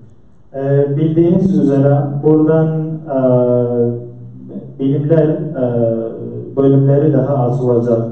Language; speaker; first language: Turkish; non-native, fluent; Central Kurdish